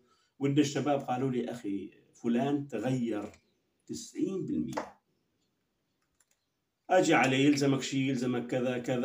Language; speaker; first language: Arabic; native; Arabic